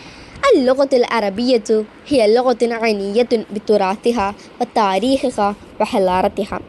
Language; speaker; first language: Arabic; non-native, learner; Malayalam